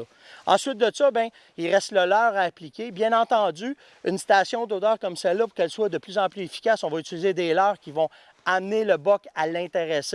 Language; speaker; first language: French; native; French